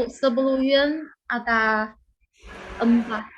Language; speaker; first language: Indonesian; non-native, fluent; Chinese